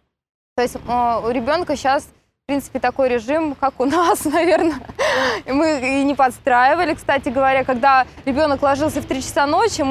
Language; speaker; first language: Russian; native; Russian